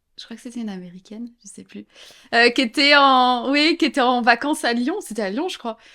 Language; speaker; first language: French; native; French